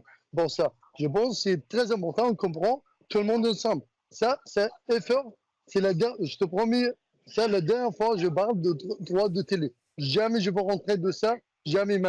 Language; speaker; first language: French; non-native, learner; Arabic